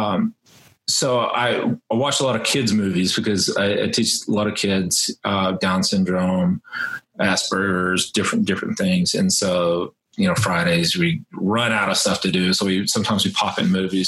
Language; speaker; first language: English; native; English